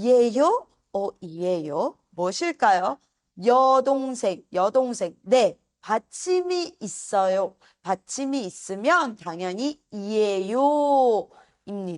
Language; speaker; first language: Korean; non-native, fluent; Spanish